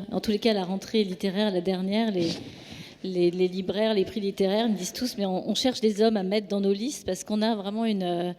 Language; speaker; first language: French; native; French